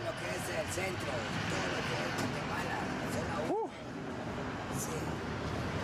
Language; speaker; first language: Spanish; native; Spanish